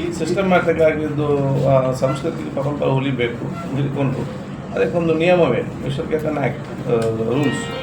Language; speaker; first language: Kannada; non-native, local second language; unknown